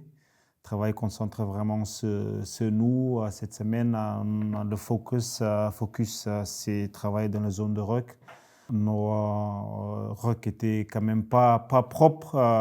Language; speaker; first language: French; native; French